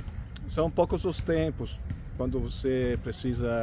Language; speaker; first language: Portuguese; non-native, fluent; Italian